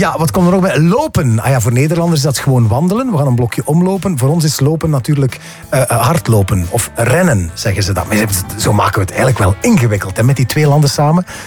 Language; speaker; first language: Dutch; native; Dutch